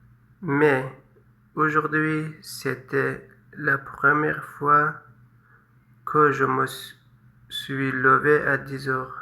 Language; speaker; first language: French; non-native, fluent; Persian